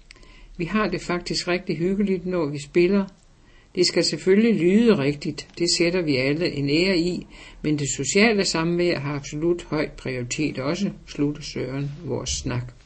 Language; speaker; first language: Danish; native; Danish